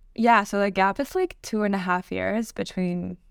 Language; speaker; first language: English; non-native, fluent; Spanish